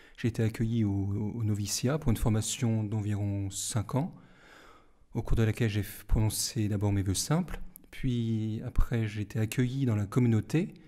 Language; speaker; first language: French; native; French